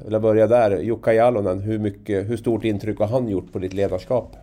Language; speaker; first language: Swedish; native; Swedish